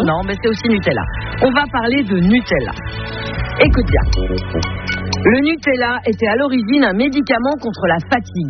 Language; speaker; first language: French; native; French